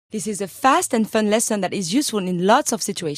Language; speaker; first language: English; non-native, fluent; French